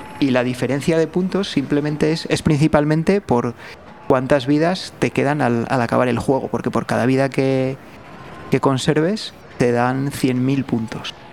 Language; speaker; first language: Spanish; native; Spanish